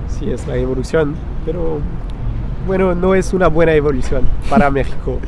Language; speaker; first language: Spanish; non-native, fluent; French